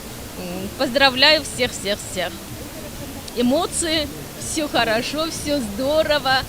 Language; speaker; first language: Russian; non-native, local second language; Kyrgyz